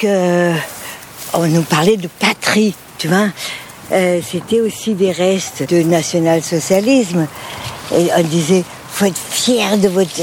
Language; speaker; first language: French; non-native, fluent; German